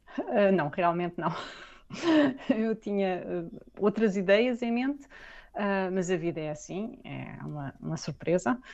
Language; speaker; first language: Portuguese; native; Portuguese